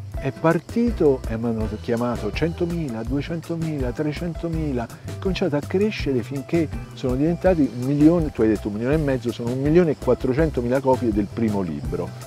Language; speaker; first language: Italian; native; Italian